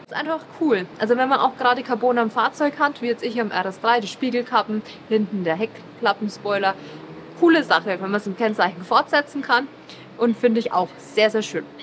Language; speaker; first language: German; native; German